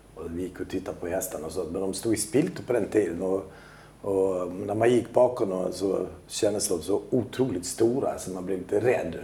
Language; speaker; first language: Swedish; early bilingual, other home language; Albanian